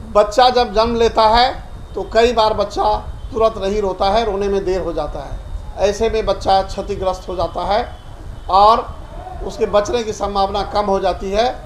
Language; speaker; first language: Hindi; native; Hindi